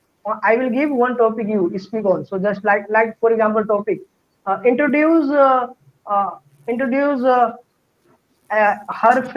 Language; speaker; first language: English; non-native, learner; Hindi